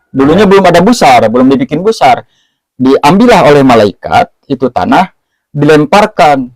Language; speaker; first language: Indonesian; non-native, local second language; Sundanese